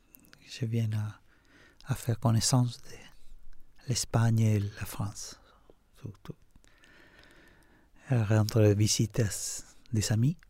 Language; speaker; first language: French; non-native, fluent; Spanish